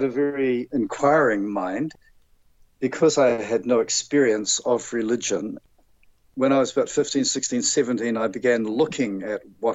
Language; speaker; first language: English; native; English